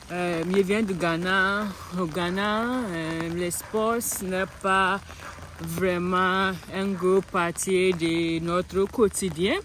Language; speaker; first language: French; non-native, learner; English